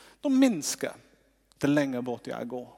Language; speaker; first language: Swedish; non-native, fluent; English